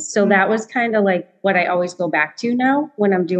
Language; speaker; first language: English; native; English